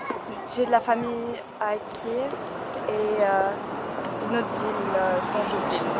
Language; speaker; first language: French; early bilingual, other home language; Ukrainian